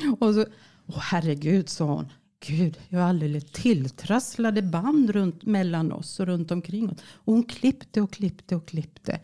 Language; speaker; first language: Swedish; native; Swedish